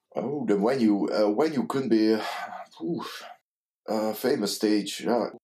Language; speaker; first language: English; non-native, learner; Hungarian